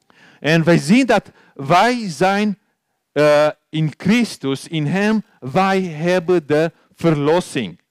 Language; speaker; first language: Dutch; non-native, learner; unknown